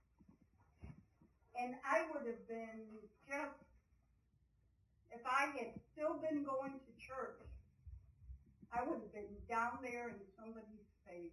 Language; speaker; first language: English; native; English